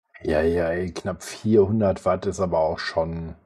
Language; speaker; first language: German; native; German